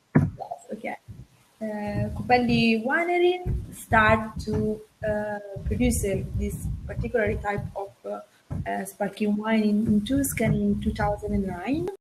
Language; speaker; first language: English; non-native, learner; Italian